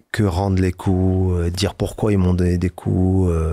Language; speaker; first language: French; native; French